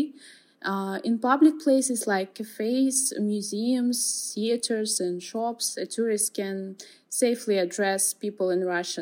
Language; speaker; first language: English; non-native, fluent; Kazakh